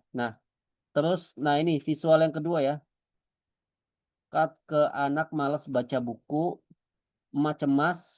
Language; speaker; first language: Indonesian; native; Indonesian